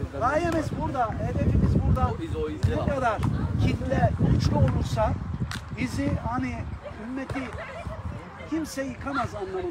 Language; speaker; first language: Turkish; native; Turkish